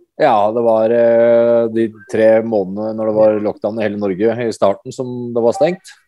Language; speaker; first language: Norwegian; native; Norwegian